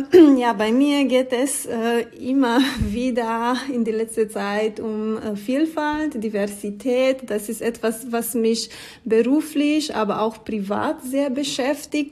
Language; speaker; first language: German; non-native, learner; Romanian